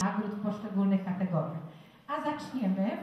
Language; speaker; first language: Polish; native; Polish